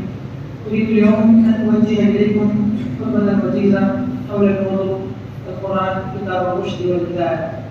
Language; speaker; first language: Arabic; non-native, learner; Urdu